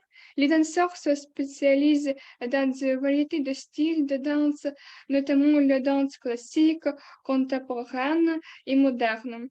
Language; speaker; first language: French; non-native, learner; Ukrainian